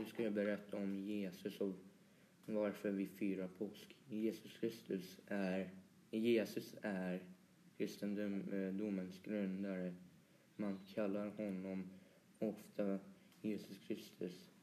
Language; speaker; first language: Swedish; early bilingual, other home language; Polish